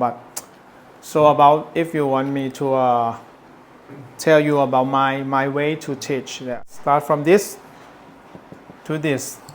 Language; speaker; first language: English; non-native, learner; Thai